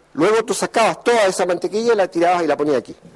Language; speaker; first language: Spanish; native; Spanish